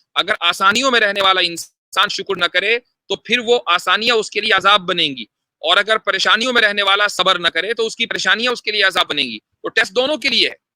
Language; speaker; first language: Hindi; native; Hindi